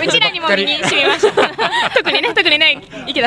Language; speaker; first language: Japanese; native; Japanese